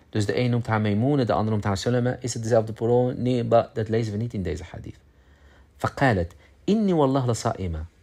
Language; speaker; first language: Dutch; early bilingual, other home language; Arabic